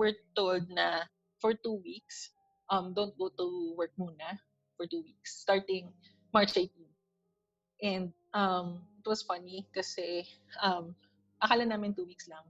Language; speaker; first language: English; non-native, local second language; Filipino